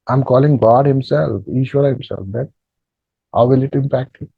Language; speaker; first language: English; non-native, local second language; Hindi